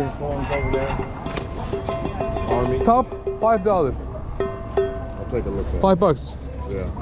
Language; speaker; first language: English; non-native, learner; Turkish